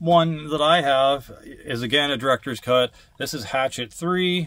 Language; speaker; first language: English; native; English